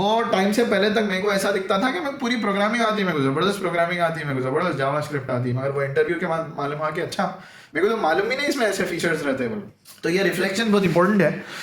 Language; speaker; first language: Urdu; native; Urdu